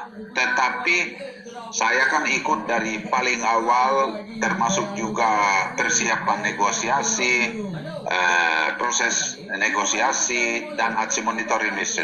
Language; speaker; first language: Indonesian; non-native, fluent; Finnish